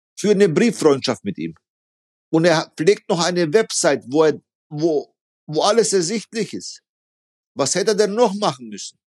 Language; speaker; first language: German; early bilingual, other home language; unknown